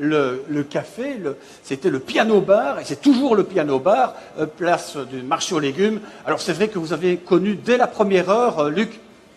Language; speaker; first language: French; native; French